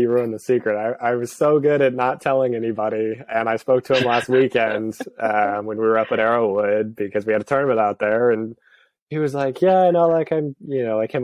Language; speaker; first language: English; native; English